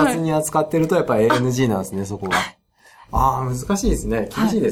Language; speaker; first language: Japanese; native; Japanese